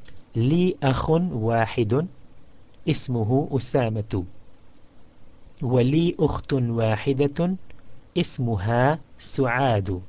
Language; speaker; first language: Arabic; non-native, fluent; English